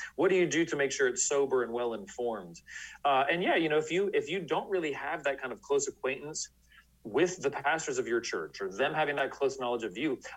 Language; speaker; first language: English; native; English